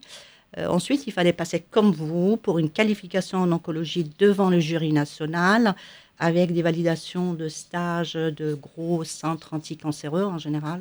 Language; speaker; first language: French; non-native, local second language; Arabic